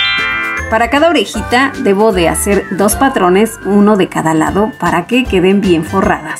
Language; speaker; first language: Spanish; native; Spanish